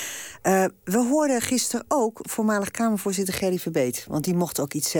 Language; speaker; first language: Dutch; native; Dutch